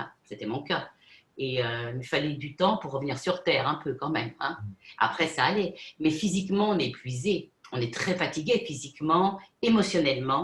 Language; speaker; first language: French; non-native, fluent; Spanish